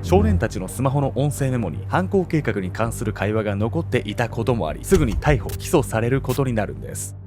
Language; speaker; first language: Japanese; native; Japanese